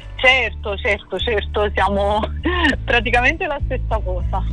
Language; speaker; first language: Italian; native; Italian